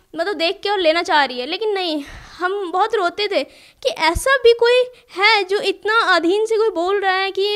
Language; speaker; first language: Hindi; native; Hindi